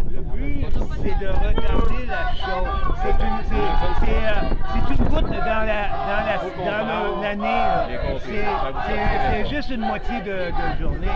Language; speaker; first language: French; native; French